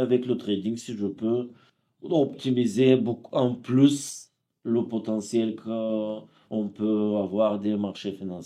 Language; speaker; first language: French; non-native, fluent; Bulgarian